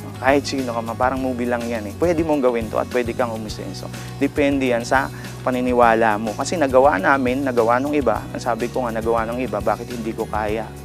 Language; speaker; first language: Filipino; non-native, local second language; Cebuano